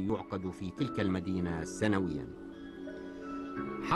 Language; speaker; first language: Arabic; native; Arabic